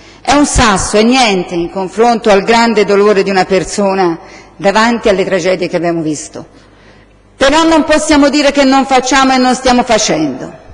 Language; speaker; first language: Italian; native; Italian